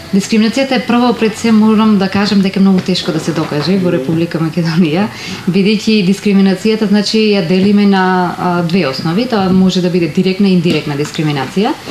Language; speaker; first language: Macedonian; non-native, local second language; Romany